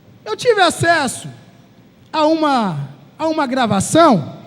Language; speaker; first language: Portuguese; native; Portuguese